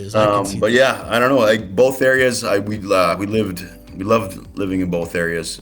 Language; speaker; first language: English; native; English